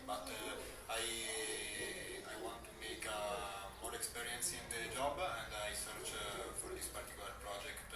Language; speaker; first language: English; non-native, learner; Italian